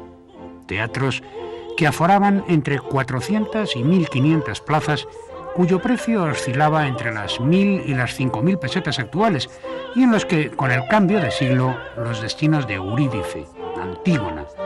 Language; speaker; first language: Spanish; native; Spanish